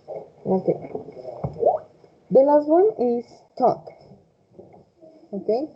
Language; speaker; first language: English; non-native, fluent; Spanish